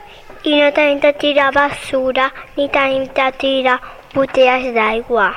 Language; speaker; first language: Catalan; non-native, local second language; Spanish